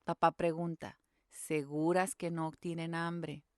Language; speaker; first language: Spanish; early bilingual, heritage; Spanish